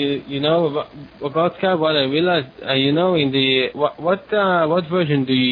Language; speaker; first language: English; non-native, fluent; Hebrew